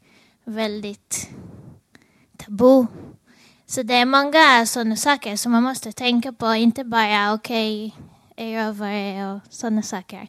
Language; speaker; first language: Swedish; non-native, fluent; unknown